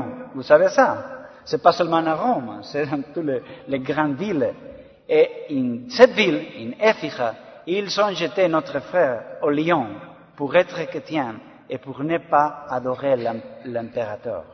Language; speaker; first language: French; non-native, learner; Spanish